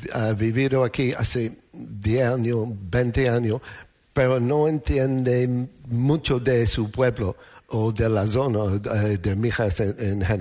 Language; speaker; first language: Spanish; non-native, learner; English